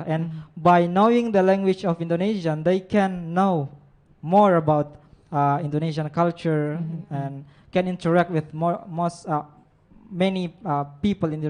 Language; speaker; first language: English; non-native, fluent; Indonesian